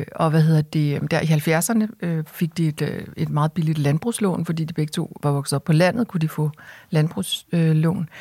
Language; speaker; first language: Danish; early bilingual, other home language; Korean